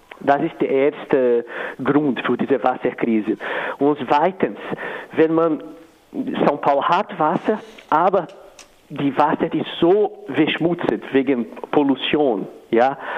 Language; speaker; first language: German; non-native, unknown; Portuguese